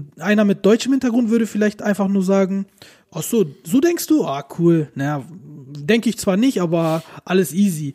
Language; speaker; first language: German; early bilingual, other home language; Turkish